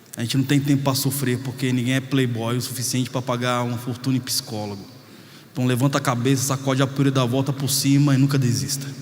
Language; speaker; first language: Portuguese; native; Portuguese